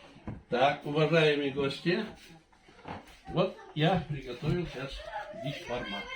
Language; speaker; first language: Russian; non-native, local second language; Tatar